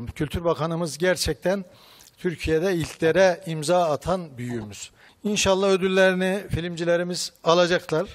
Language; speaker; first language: Turkish; native; Turkish